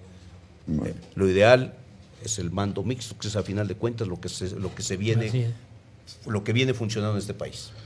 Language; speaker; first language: Spanish; native; Spanish